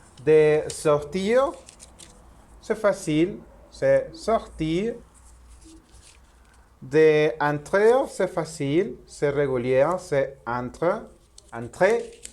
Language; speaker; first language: French; non-native, learner; Spanish